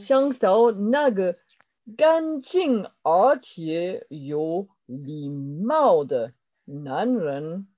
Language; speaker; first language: Chinese; non-native, learner; French